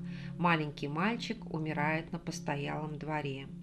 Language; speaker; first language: Russian; native; Russian